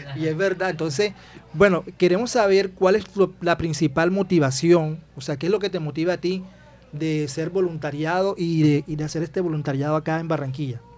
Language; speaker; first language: Spanish; native; Spanish